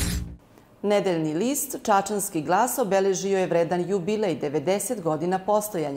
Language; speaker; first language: Serbian; native; Serbian